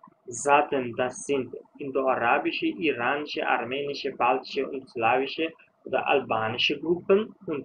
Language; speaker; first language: German; non-native, fluent; Uzbek